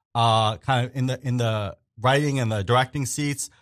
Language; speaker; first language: English; early bilingual, other home language; Hindi